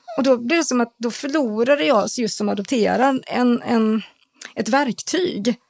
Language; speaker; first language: Swedish; native; Swedish